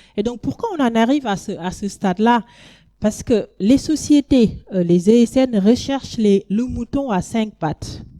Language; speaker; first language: French; non-native, local second language; Wolof